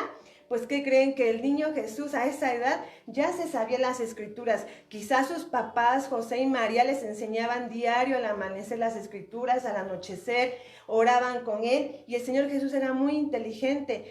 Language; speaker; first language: Spanish; native; Spanish